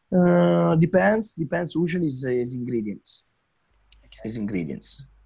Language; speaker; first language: English; non-native, fluent; Italian